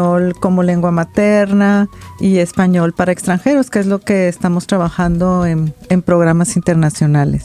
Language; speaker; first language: Spanish; native; Spanish